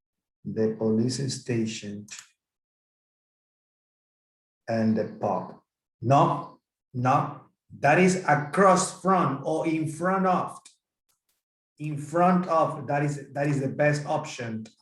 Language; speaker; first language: English; non-native, fluent; Spanish